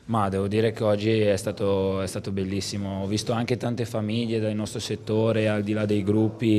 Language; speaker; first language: Italian; native; Italian